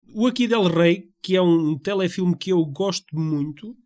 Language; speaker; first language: Portuguese; native; Portuguese